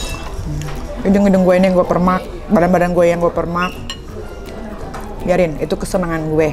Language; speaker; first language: Indonesian; native; Indonesian